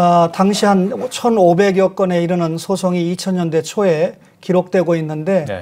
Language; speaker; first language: Korean; native; Korean